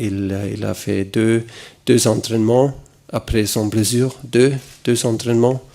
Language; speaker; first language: French; non-native, fluent; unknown